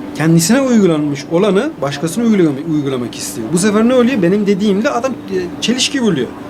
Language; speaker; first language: Turkish; non-native, fluent; Persian